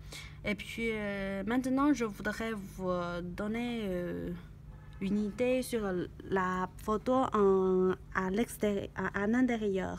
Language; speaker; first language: French; non-native, learner; Chinese